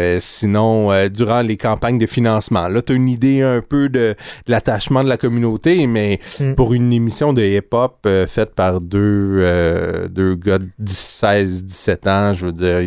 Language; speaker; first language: French; native; French